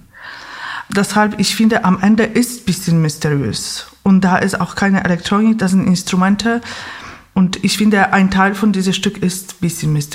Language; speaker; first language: German; non-native, fluent; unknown